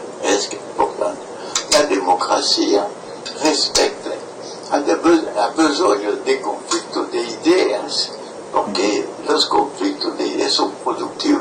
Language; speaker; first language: Spanish; non-native, fluent; French